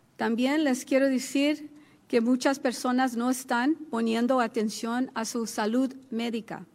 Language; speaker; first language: Spanish; early bilingual, heritage; Spanish